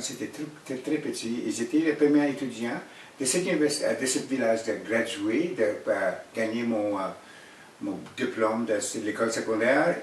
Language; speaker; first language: French; non-native, fluent; Cree